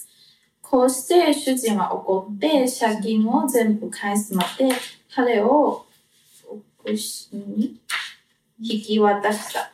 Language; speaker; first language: Japanese; non-native, fluent; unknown